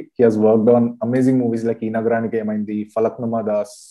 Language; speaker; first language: English; non-native, local second language; Telugu